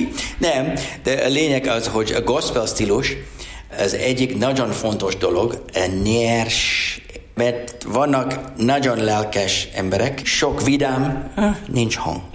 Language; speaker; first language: Hungarian; non-native, learner; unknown